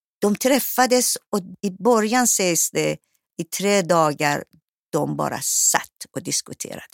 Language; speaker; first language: Swedish; non-native, fluent; Persian